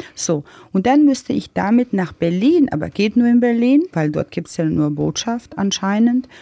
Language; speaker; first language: German; non-native, fluent; Bosnian